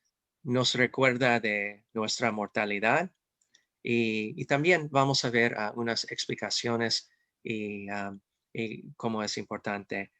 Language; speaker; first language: Spanish; non-native, fluent; English